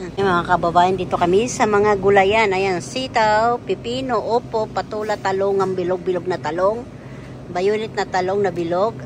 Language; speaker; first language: Filipino; non-native, local second language; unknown